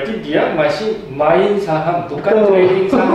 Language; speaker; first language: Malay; non-native, fluent; Korean